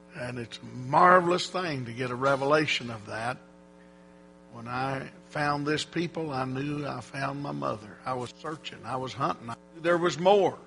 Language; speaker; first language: English; native; English